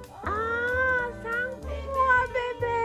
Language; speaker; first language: French; non-native, learner; Japanese